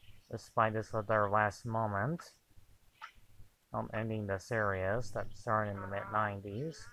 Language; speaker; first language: English; native; English